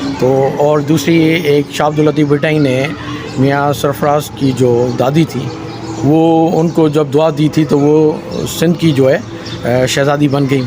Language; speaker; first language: Urdu; non-native, local second language; Sindhi